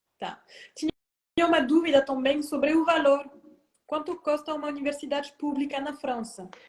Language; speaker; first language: Portuguese; non-native, fluent; French